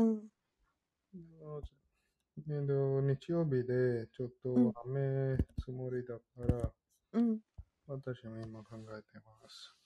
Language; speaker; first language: Japanese; non-native, learner; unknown